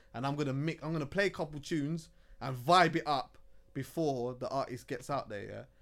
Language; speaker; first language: English; native; English